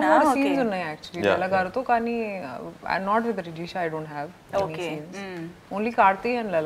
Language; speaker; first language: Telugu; non-native, fluent; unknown